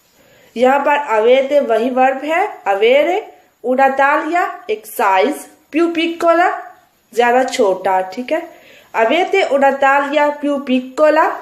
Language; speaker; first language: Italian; non-native, fluent; Urdu